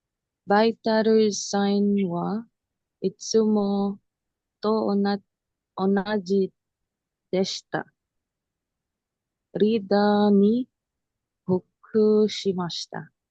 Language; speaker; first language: Japanese; non-native, learner; Filipino